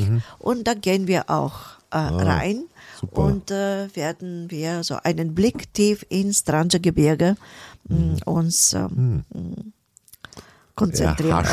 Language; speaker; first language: German; non-native, fluent; Bulgarian